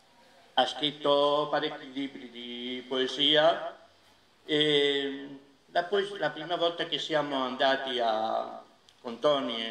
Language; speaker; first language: Italian; non-native, fluent; Catalan